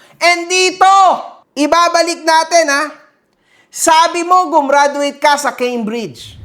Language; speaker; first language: Filipino; early bilingual, heritage; Filipino